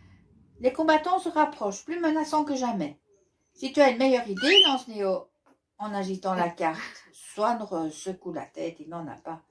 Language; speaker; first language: French; native; French